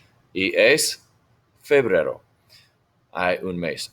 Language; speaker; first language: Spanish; non-native, fluent; English